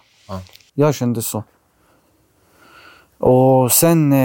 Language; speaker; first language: Swedish; early bilingual, other home language; Arabic